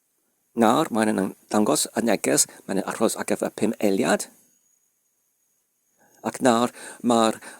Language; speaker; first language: Welsh; non-native, learner; English